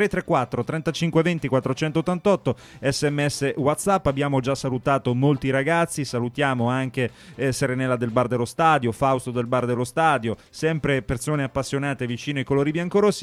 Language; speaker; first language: Italian; native; Italian